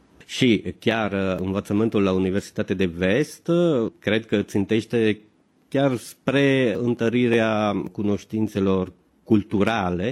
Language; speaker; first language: Romanian; non-native, fluent; Italian